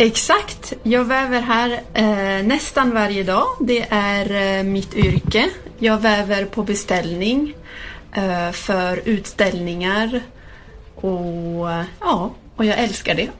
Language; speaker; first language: Swedish; early bilingual, heritage; Swedish